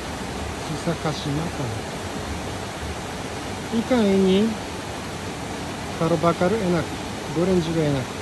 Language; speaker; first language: Indonesian; non-native, learner; Japanese